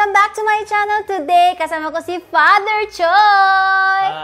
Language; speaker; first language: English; non-native, fluent; Korean